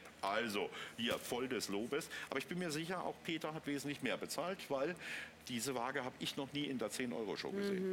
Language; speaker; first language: German; native; German